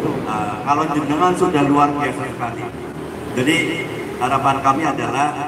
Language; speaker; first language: Indonesian; native; Indonesian